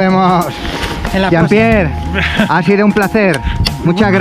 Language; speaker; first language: Spanish; native; Spanish